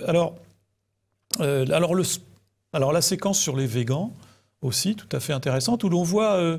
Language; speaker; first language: French; native; French